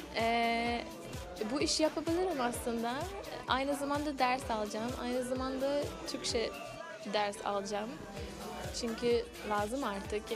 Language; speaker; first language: Turkish; non-native, learner; English